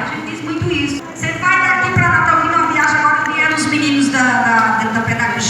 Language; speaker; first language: Portuguese; native; Portuguese